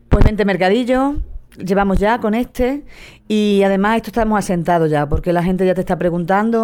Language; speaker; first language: Spanish; native; Spanish